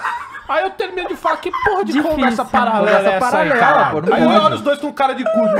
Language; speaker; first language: Portuguese; native; Portuguese